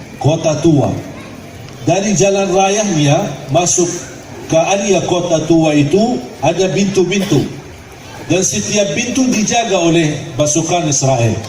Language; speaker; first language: Malay; non-native, fluent; Arabic